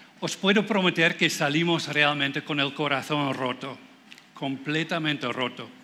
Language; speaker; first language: Spanish; non-native, fluent; Dutch